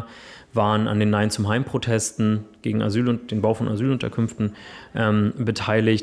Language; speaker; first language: German; native; German